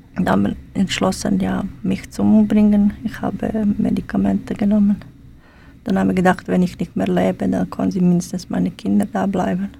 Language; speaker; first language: German; non-native, learner; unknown